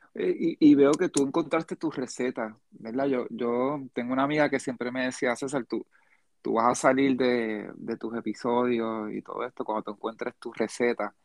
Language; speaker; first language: Spanish; early bilingual, heritage; Spanish